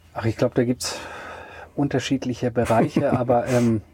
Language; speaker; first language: German; native; German